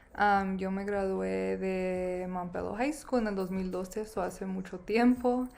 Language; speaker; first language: Spanish; early bilingual, other home language; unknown